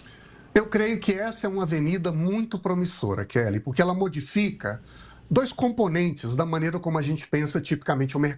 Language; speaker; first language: Portuguese; native; Portuguese